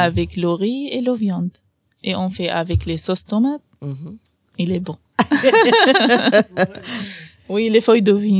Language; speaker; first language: French; non-native, learner; Arabic